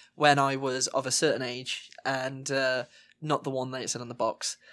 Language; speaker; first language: English; native; English